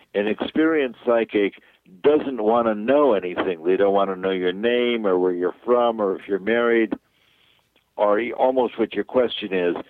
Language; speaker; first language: English; native; English